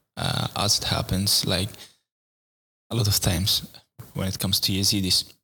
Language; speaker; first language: English; non-native, fluent; Arabic